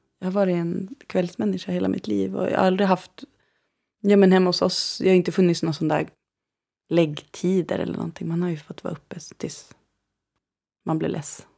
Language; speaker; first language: Swedish; native; Swedish